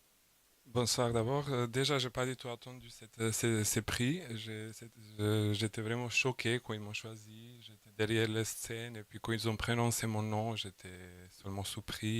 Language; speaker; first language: French; non-native, fluent; Macedonian